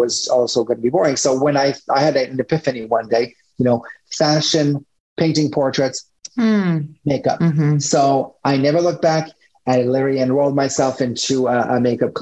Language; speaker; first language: English; non-native, fluent; French